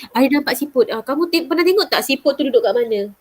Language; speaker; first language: Malay; native; Malay